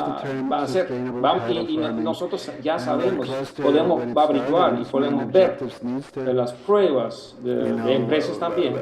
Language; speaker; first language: Spanish; non-native, fluent; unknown